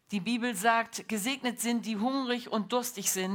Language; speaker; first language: German; non-native, learner; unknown